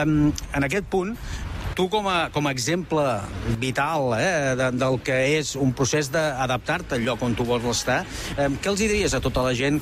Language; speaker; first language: Catalan; native; Catalan